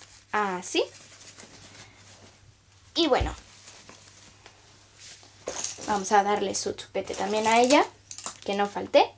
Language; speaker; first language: Spanish; native; Spanish